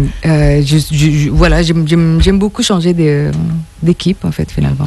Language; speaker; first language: French; non-native, fluent; Indonesian